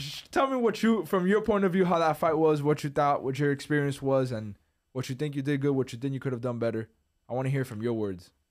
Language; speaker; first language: English; early bilingual, other home language; Spanish